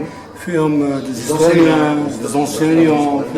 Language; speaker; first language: French; non-native, local second language; Arabic